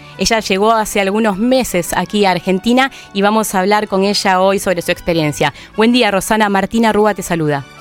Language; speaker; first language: Spanish; native; Spanish